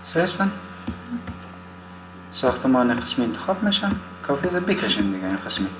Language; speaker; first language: Persian; native; Persian